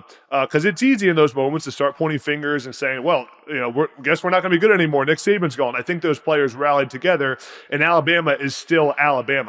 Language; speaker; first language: English; native; English